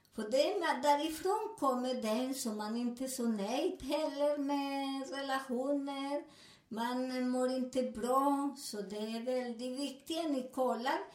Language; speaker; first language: Swedish; non-native, learner; Spanish